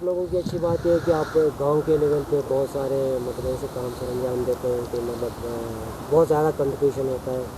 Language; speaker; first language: Urdu; non-native, local second language; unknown